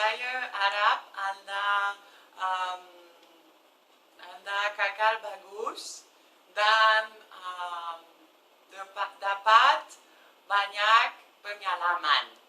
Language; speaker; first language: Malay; non-native, learner; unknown